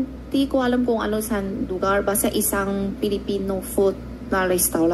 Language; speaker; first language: Filipino; non-native, learner; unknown